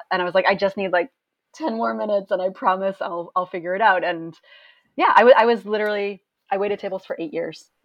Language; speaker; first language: English; native; English